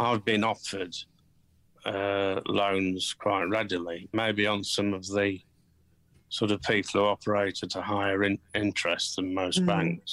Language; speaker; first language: English; native; English